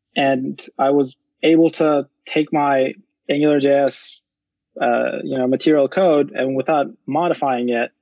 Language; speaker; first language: English; non-native, fluent; Turkish